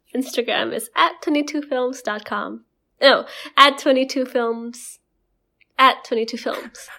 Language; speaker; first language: English; non-native, fluent; Indonesian